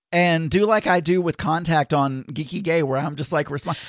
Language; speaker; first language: English; non-native, local second language; Filipino